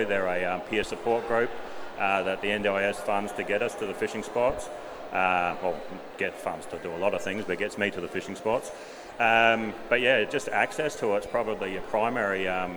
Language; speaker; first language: English; native; English